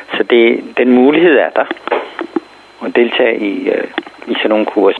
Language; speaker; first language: Danish; non-native, fluent; Urdu